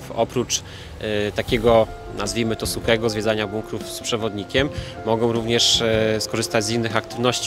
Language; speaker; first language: Polish; native; Polish